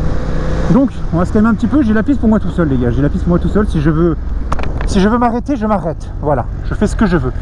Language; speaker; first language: French; native; French